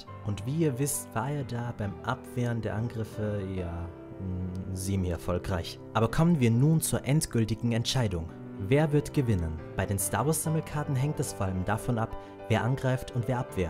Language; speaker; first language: German; native; German